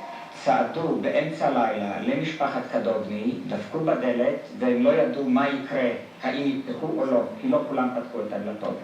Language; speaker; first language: Hebrew; non-native, fluent; Polish